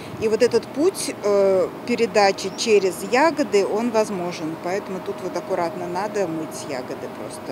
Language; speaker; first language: Russian; native; Russian